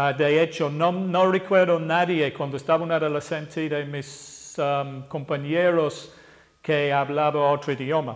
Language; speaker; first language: Spanish; non-native, fluent; English